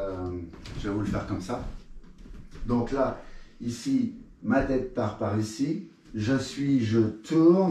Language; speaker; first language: French; native; French